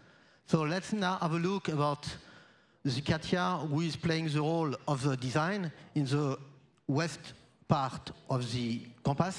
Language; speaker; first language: English; non-native, fluent; French